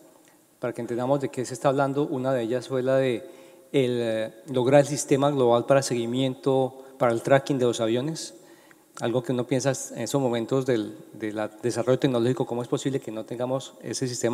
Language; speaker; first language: Spanish; native; Spanish